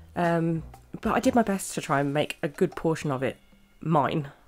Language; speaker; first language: English; native; English